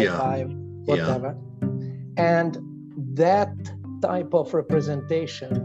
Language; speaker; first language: English; non-native, fluent; Italian